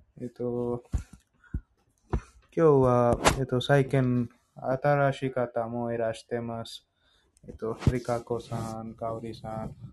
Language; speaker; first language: Japanese; non-native, fluent; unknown